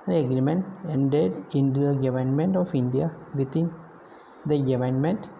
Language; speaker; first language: English; non-native, local second language; Malayalam